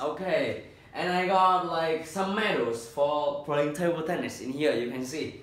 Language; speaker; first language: English; non-native, fluent; Vietnamese